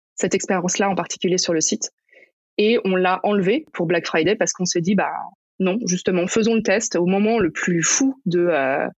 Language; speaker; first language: French; native; French